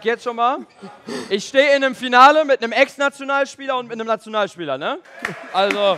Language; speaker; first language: German; native; German